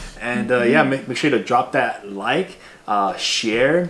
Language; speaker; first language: English; early bilingual, other home language; Spanish